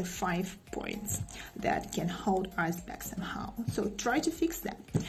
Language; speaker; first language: English; non-native, fluent; Russian